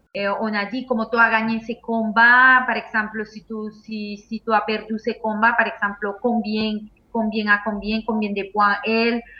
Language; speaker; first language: French; non-native, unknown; Spanish